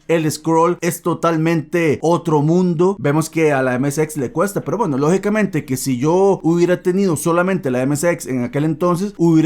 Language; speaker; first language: Spanish; native; Spanish